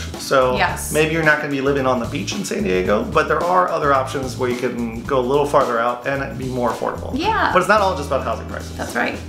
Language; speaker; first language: English; native; English